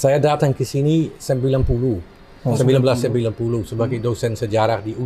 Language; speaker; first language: Indonesian; non-native, fluent; Dutch